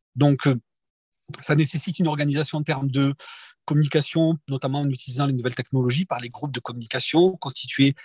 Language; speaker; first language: French; native; French